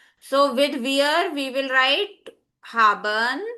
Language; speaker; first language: German; non-native, learner; Hindi